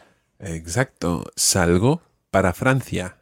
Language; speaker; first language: Spanish; non-native, fluent; English